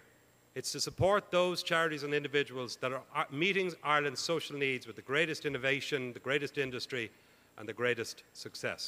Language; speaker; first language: English; native; English